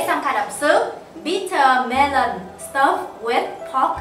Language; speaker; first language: English; non-native, fluent; Vietnamese